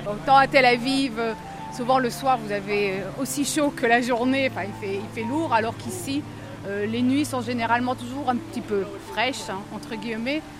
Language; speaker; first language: French; native; French